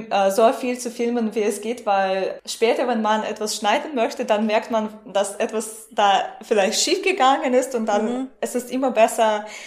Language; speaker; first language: German; non-native, fluent; Russian